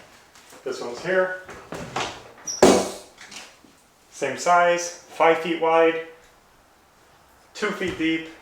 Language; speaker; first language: English; native; English